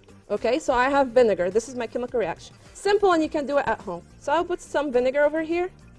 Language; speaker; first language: English; non-native, fluent; Arabic